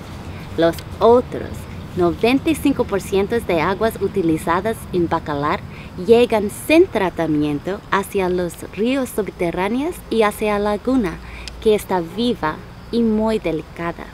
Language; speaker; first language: Spanish; non-native, learner; English